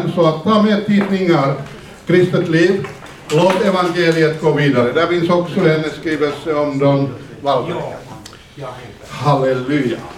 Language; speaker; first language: Swedish; non-native, fluent; Finnish